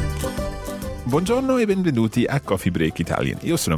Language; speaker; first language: Italian; non-native, fluent; English